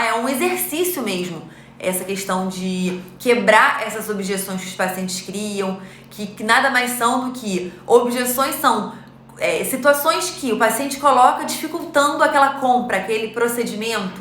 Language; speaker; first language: Portuguese; native; Portuguese